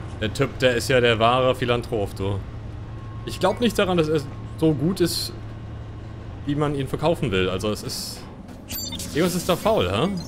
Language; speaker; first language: German; non-native, fluent; English